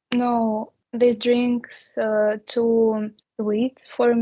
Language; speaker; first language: English; non-native, learner; Russian